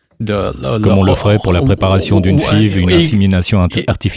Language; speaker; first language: French; native; French